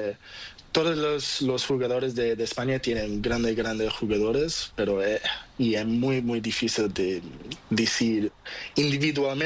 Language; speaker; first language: Spanish; non-native, learner; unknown